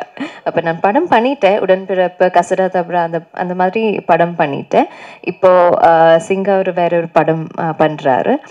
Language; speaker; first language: Tamil; non-native, fluent; Malayalam